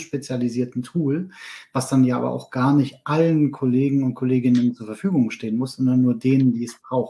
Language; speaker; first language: German; native; German